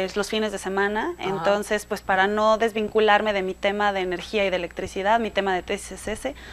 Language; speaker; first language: Spanish; native; Spanish